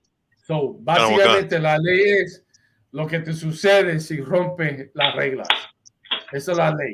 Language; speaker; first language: Spanish; early bilingual, heritage; Spanish